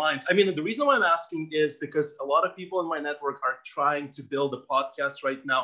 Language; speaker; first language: English; non-native, fluent; Ukrainian